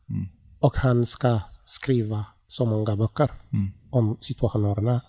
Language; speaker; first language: Swedish; non-native, learner; Tigrinya